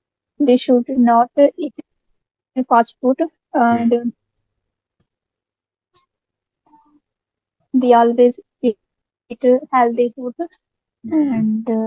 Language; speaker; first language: English; non-native, learner; Hindi